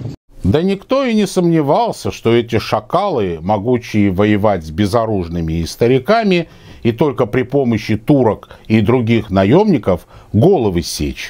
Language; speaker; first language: Russian; native; Russian